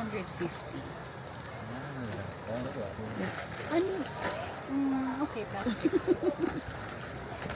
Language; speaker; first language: English; non-native, local second language; Filipino